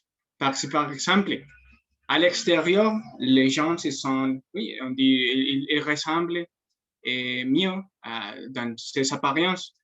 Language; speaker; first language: French; non-native, fluent; Spanish